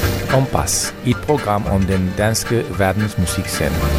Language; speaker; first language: Danish; non-native, fluent; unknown